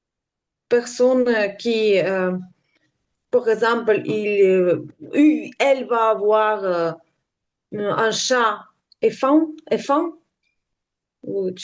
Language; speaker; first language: French; non-native, learner; Ukrainian